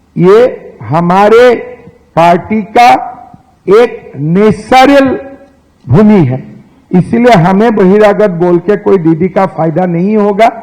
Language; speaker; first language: Hindi; non-native, local second language; Assamese